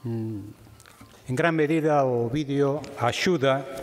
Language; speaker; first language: Spanish; non-native, local second language; Galician